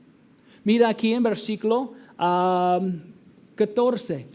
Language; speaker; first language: Spanish; non-native, fluent; English